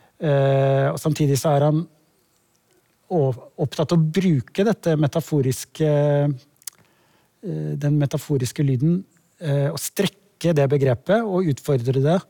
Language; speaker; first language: Norwegian; native; Norwegian